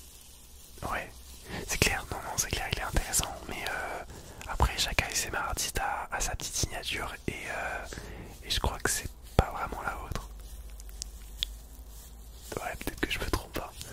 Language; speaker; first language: French; native; French